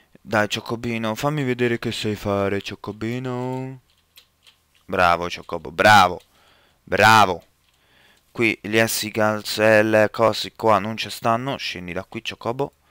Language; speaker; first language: Italian; native; Italian